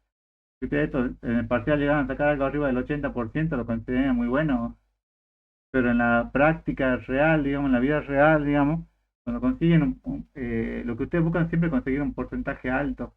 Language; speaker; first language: Spanish; native; Spanish